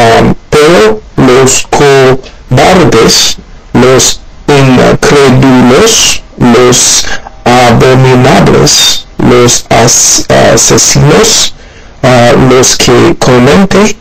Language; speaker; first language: Spanish; non-native, learner; Haitian Creole